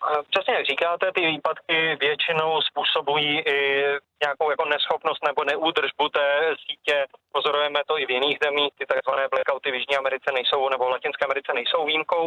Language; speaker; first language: Czech; native; Czech